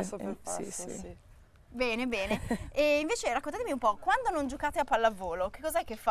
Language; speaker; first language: Italian; native; Italian